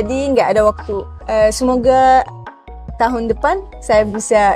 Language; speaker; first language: Indonesian; non-native, learner; Arabic